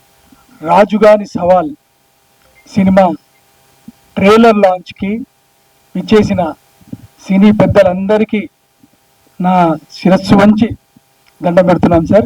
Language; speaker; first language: Telugu; native; Telugu